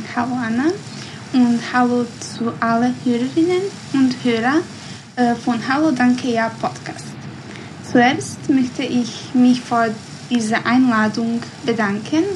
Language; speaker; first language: German; non-native, learner; Bosnian